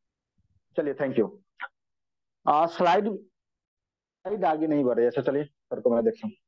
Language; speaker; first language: Hindi; native; Hindi